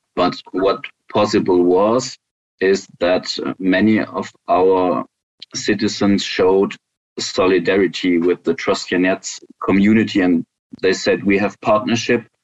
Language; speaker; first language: English; non-native, fluent; German